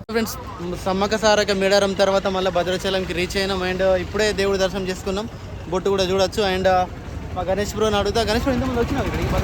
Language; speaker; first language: Telugu; native; Telugu